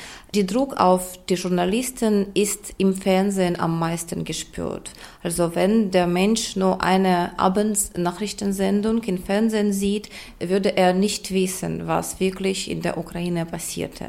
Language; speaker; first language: German; non-native, fluent; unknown